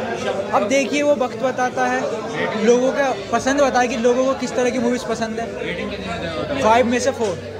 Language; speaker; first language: Hindi; native; Hindi